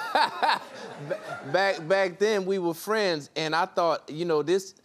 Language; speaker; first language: English; native; English